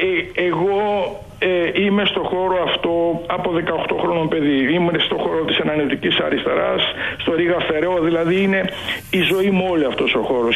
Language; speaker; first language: Greek; native; Greek